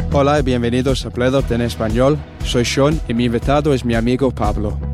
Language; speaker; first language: Spanish; non-native, learner; English